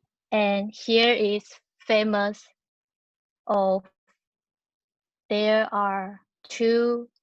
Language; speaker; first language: English; non-native, learner; Chinese